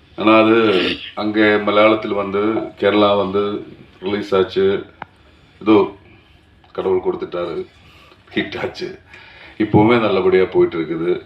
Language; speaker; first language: Tamil; non-native, learner; Malayalam